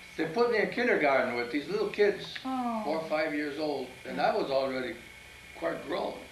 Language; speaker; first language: English; early bilingual, other home language; Italian